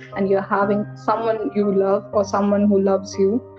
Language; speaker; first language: English; non-native, local second language; Hindi